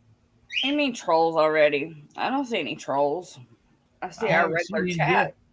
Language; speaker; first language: English; native; English